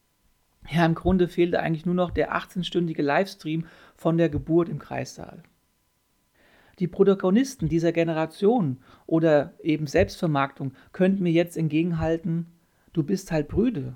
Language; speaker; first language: German; native; German